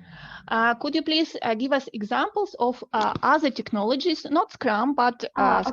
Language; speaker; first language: English; non-native, fluent; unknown